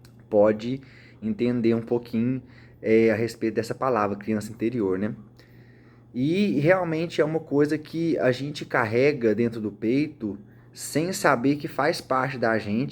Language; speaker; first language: Portuguese; native; Portuguese